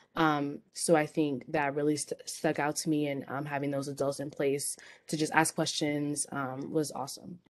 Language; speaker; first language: English; native; English